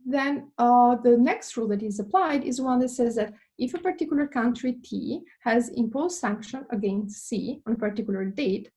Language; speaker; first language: English; non-native, fluent; Albanian